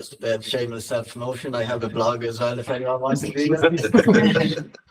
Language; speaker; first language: English; native; English